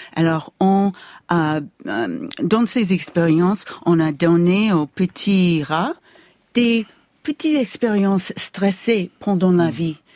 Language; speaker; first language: French; non-native, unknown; English